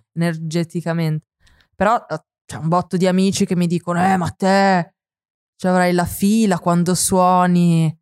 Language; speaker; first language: Italian; native; Italian